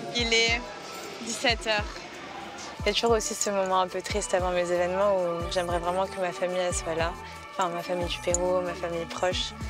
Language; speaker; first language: French; early bilingual, other home language; Spanish